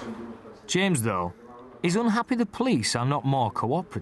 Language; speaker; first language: English; native; English